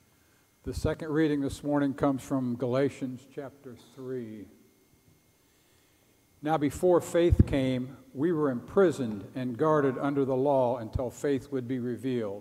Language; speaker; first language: English; native; English